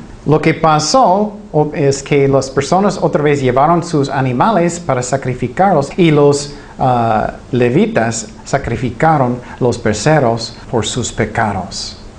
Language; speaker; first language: Spanish; non-native, fluent; English